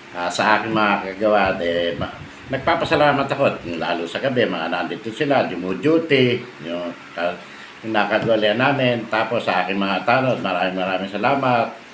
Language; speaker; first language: Filipino; native; Filipino